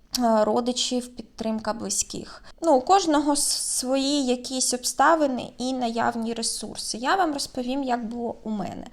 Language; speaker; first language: Ukrainian; native; Ukrainian